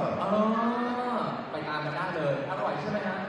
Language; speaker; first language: Thai; native; Thai